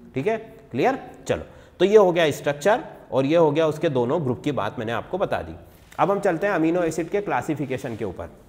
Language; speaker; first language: Hindi; native; Hindi